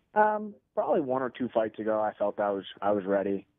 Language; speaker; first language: English; native; English